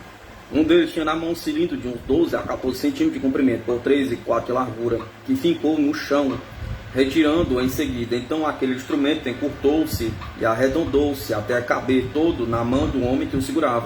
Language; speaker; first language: Portuguese; native; Portuguese